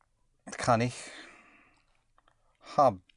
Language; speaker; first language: German; non-native, learner; English